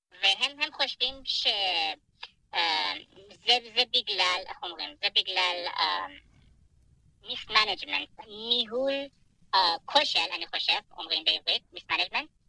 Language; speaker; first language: Hebrew; non-native, fluent; Persian